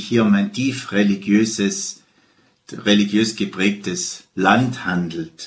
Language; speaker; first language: German; native; German